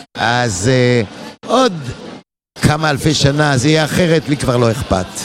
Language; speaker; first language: Hebrew; native; Hebrew